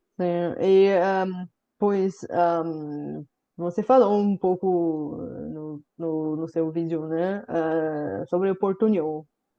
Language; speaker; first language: Portuguese; non-native, fluent; Bulgarian